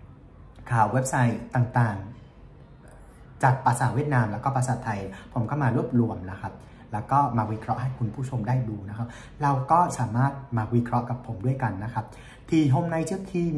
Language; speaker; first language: Thai; non-native, fluent; Vietnamese